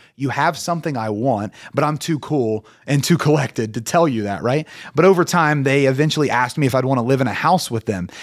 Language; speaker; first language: English; native; English